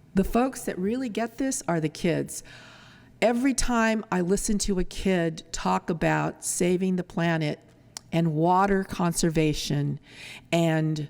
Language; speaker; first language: English; early bilingual, other home language; Spanish